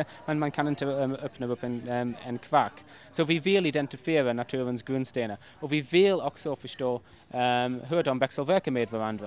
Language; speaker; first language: Swedish; non-native, fluent; English